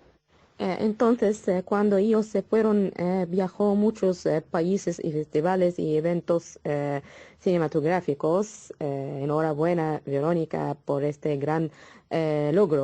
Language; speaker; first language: Spanish; non-native, fluent; Arabic